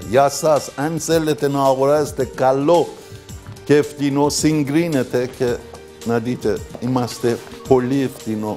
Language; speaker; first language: Greek; non-native, learner; Persian